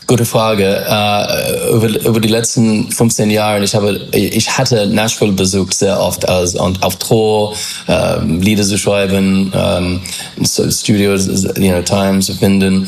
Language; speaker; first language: German; non-native, learner; English